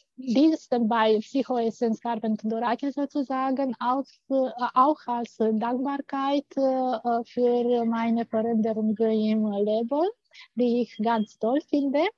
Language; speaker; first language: German; non-native, fluent; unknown